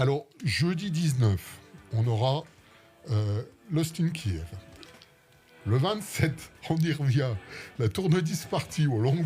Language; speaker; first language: French; native; French